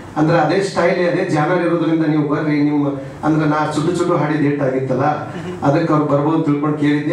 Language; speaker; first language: Kannada; native; Kannada